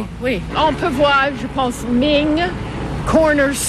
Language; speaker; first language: French; non-native, fluent; English